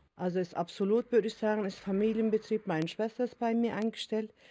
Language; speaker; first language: German; early bilingual, other home language; Turkish